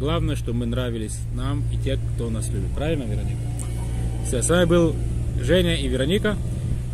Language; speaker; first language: Russian; native; Russian